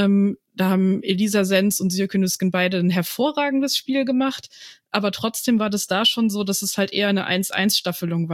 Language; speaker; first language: German; native; German